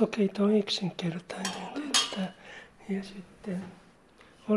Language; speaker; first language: Finnish; non-native, learner; Japanese